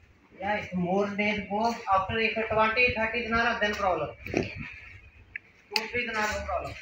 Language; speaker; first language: English; non-native, learner; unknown